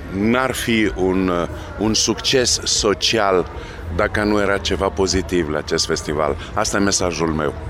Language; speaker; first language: Romanian; non-native, fluent; Greek